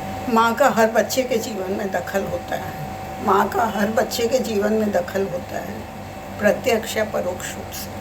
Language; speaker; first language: Hindi; native; Hindi